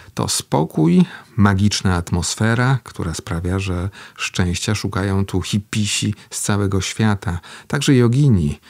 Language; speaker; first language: Polish; native; Polish